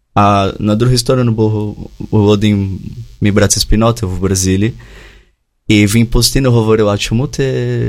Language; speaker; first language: Ukrainian; non-native, learner; Portuguese